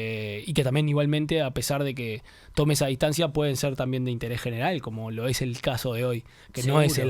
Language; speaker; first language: Spanish; native; Spanish